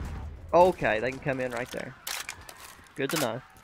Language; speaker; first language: English; native; English